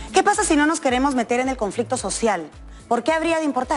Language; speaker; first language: Spanish; native; Spanish